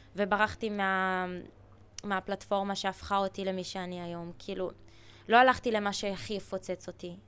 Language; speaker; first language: Hebrew; early bilingual, other home language; Russian